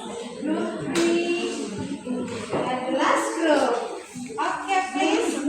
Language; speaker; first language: English; non-native, learner; Indonesian